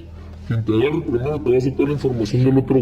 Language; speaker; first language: Spanish; native; Spanish